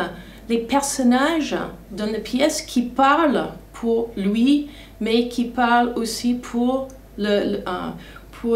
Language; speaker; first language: French; non-native, fluent; English